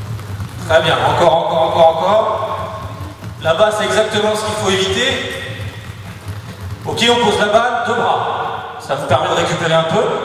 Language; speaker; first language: French; native; French